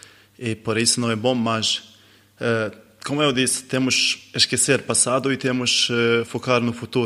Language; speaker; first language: Portuguese; non-native, learner; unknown